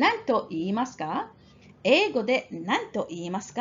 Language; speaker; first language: Japanese; non-native, fluent; English